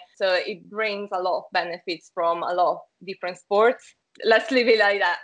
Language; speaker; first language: English; non-native, fluent; Italian